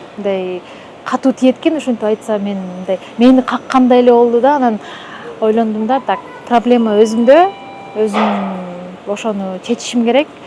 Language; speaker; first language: Kyrgyz; native; Kyrgyz